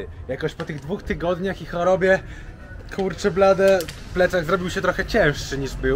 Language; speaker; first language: Polish; native; Polish